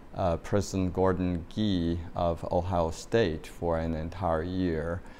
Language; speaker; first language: English; non-native, fluent; Chinese